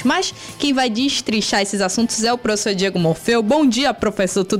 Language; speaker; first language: Portuguese; native; Portuguese